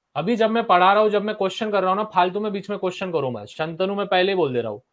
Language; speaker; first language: Hindi; non-native, local second language; Marathi